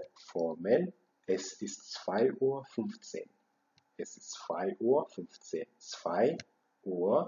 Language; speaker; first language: German; non-native, fluent; Amharic